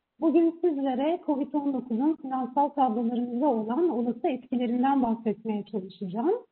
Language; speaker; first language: Turkish; native; Turkish